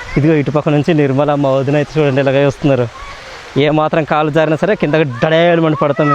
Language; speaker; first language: Telugu; non-native, local second language; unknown